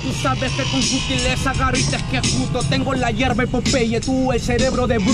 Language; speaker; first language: Spanish; native; Spanish